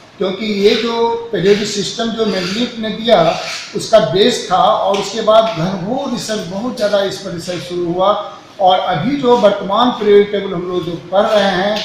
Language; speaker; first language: Hindi; native; Hindi